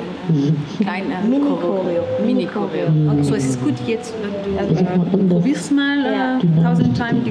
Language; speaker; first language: German; non-native, learner; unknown